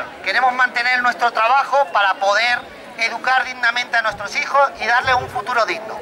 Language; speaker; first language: Spanish; native; Spanish